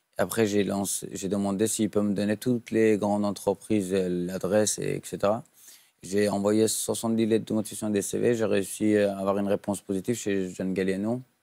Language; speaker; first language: French; non-native, fluent; Persian